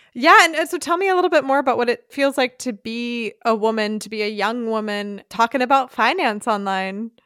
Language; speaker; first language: English; native; English